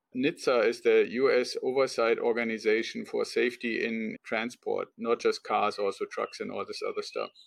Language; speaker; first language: English; non-native, fluent; German